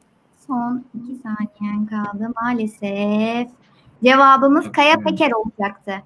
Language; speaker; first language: Turkish; native; Turkish